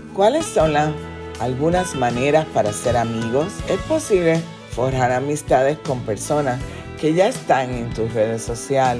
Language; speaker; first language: Spanish; native; Spanish